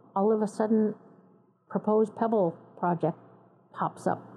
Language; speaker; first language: English; native; English